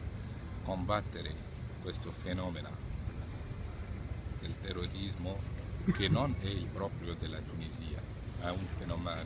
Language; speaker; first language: Italian; non-native, fluent; Arabic